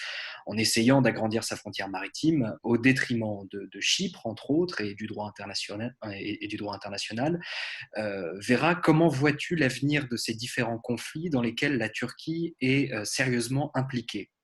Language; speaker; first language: French; native; French